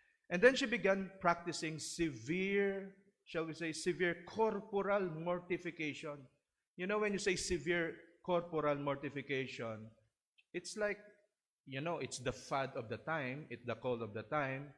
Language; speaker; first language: English; non-native, local second language; Filipino